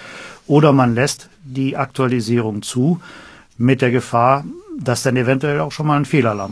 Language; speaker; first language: German; native; German